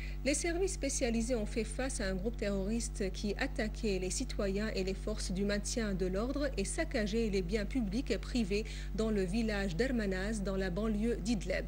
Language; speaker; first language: French; non-native, fluent; Arabic